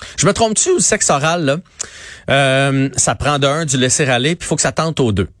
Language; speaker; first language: French; native; French